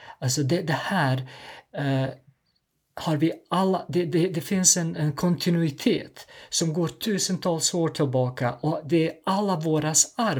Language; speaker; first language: Swedish; non-native, fluent; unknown